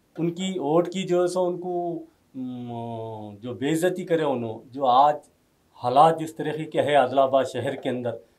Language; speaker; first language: Hindi; non-native, local second language; Urdu